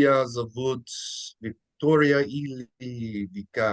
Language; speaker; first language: Russian; non-native, learner; English